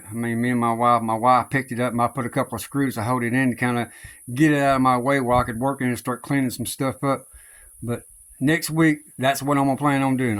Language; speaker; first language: English; native; English